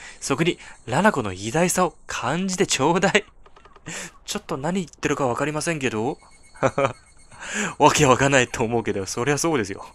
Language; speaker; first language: Japanese; non-native, fluent; Chinese